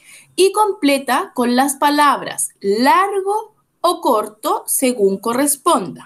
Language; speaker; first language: Spanish; native; Spanish